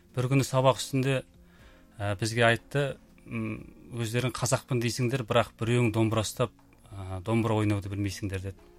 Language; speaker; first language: Kazakh; native; Kazakh